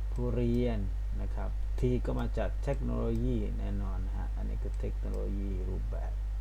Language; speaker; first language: Thai; non-native, local second language; Pattani Malay